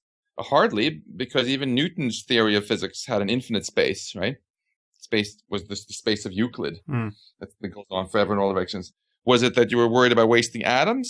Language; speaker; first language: English; non-native, fluent; Swedish